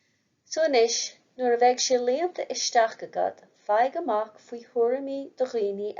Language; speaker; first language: Irish; non-native, local second language; English